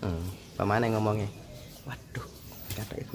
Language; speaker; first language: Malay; non-native, local second language; Javanese